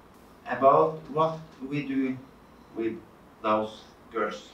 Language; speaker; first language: English; non-native, fluent; Norwegian